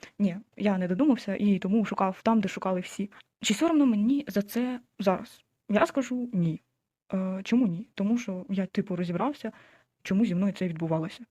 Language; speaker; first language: Ukrainian; non-native, local second language; Russian